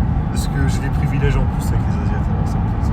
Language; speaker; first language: French; native; French